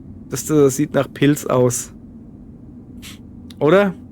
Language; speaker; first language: German; native; German